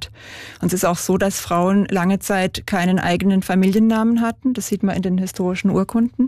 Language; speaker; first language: German; native; German